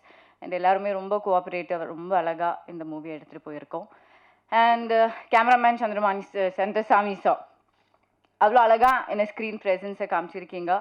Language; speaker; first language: Tamil; non-native, learner; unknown